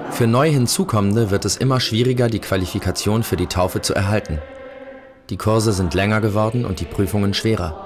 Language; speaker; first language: German; native; German